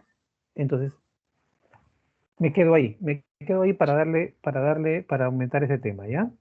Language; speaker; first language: Spanish; native; Spanish